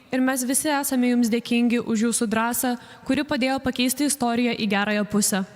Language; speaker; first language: Lithuanian; native; Lithuanian